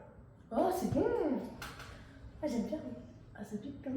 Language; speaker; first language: French; native; French